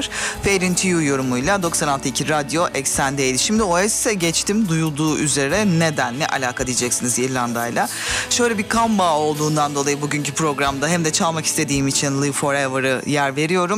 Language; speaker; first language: Turkish; native; Turkish